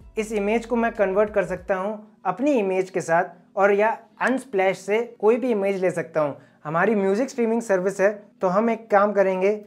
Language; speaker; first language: Hindi; native; Hindi